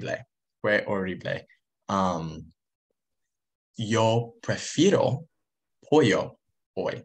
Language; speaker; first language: Spanish; non-native, learner; English